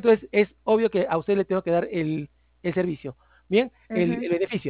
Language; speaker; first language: Spanish; native; Spanish